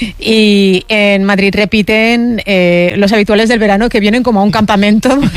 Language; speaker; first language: Spanish; native; Spanish